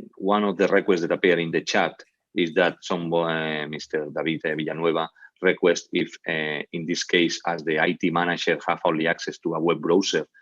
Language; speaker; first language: English; non-native, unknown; Catalan